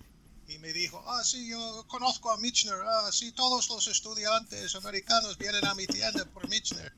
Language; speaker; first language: Spanish; non-native, fluent; English